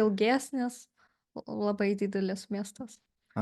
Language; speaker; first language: Lithuanian; non-native, fluent; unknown